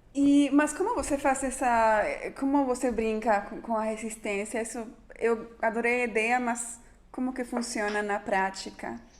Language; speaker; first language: Portuguese; non-native, fluent; Spanish